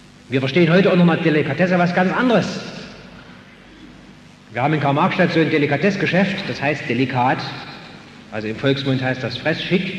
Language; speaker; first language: German; native; German